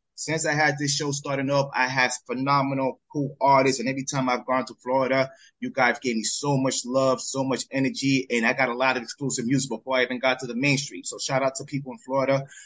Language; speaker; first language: English; early bilingual, other home language; Spanish